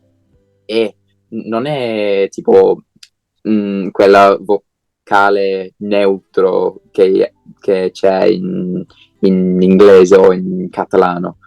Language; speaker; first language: Italian; non-native, fluent; English